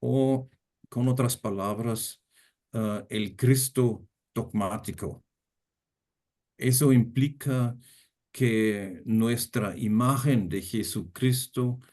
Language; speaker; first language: Spanish; non-native, fluent; German